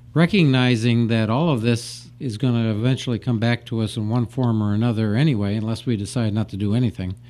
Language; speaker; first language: English; native; English